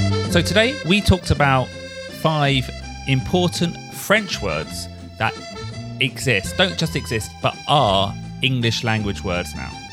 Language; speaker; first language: English; native; English